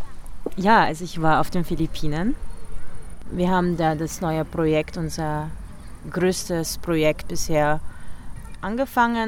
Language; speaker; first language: German; early bilingual, other home language; Filipino